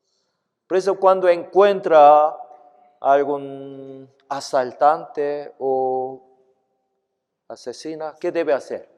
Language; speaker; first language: Spanish; non-native, fluent; Korean